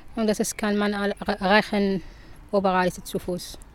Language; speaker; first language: German; non-native, learner; Arabic